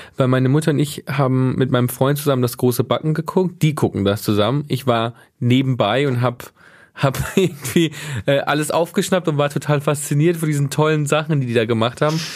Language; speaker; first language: German; native; German